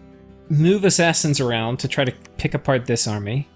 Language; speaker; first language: English; native; English